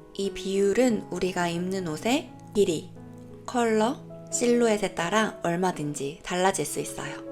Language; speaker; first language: Korean; native; Korean